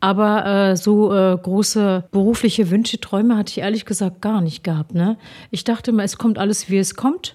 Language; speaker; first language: German; early bilingual, other home language; Turkish